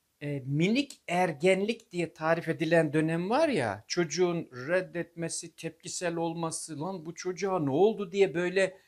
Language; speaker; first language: Turkish; native; Turkish